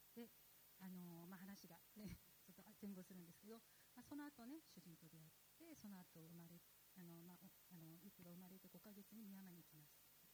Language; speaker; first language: Japanese; non-native, fluent; Korean